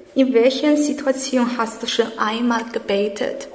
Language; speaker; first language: German; non-native, learner; Chinese